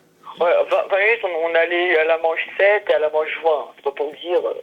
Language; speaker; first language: French; native; French